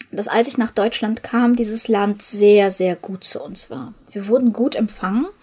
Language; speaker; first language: German; non-native, fluent; Ukrainian